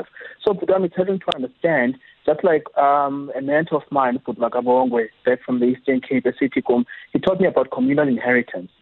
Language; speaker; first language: English; non-native, local second language; Xhosa